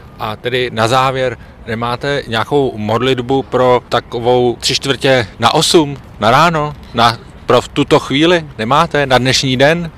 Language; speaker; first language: Czech; native; Czech